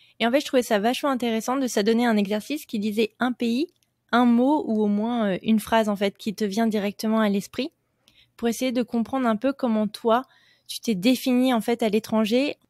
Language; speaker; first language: French; native; French